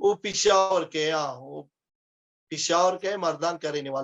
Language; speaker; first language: Hindi; non-native, fluent; Pashto